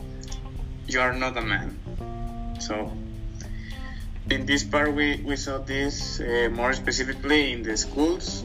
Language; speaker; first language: English; non-native, learner; Spanish